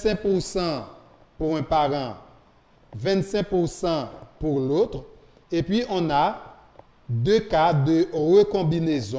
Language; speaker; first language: French; non-native, local second language; Haitian Creole